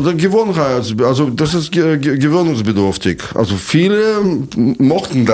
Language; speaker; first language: German; non-native, fluent; Russian